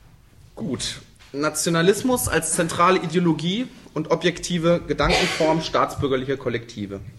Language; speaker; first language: German; native; German